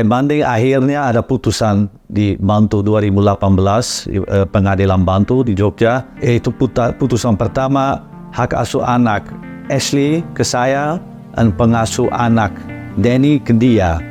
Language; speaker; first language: Indonesian; non-native, learner; Dutch